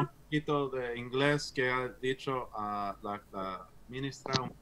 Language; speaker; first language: Spanish; non-native, fluent; English